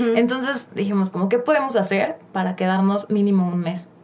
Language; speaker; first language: Spanish; native; Spanish